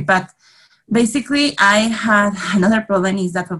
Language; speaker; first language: English; non-native, fluent; Spanish